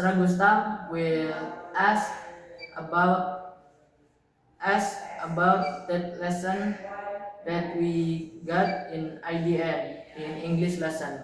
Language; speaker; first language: English; non-native, learner; Indonesian